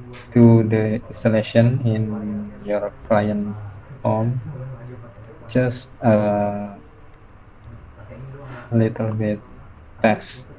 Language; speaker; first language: English; non-native, fluent; Indonesian